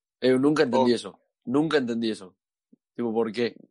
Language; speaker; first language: Spanish; native; Spanish